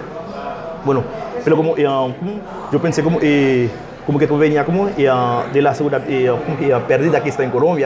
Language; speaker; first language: Spanish; non-native, fluent; Haitian Creole